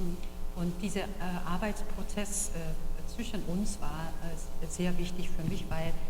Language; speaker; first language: German; non-native, fluent; Korean